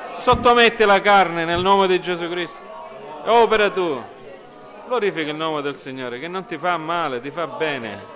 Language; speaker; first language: Italian; early bilingual, heritage; English